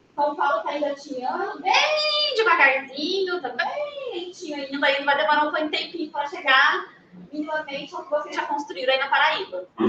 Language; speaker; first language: Portuguese; native; Portuguese